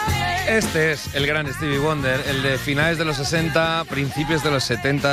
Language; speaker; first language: Spanish; native; Spanish